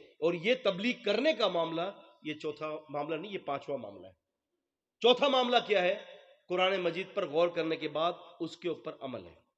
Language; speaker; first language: Urdu; non-native, local second language; Memoni